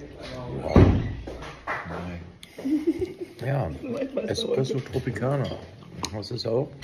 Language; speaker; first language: German; native; German